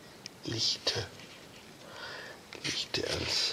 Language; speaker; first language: German; non-native, learner; English